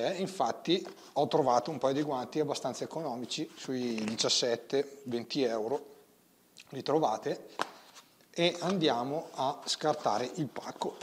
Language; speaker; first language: Italian; native; Italian